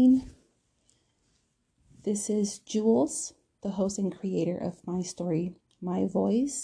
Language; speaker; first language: English; native; English